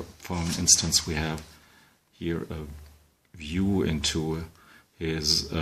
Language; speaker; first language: English; non-native, fluent; German